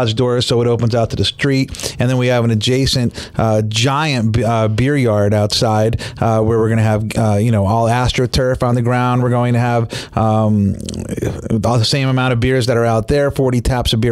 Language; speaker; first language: English; native; English